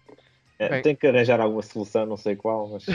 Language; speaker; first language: Portuguese; native; Portuguese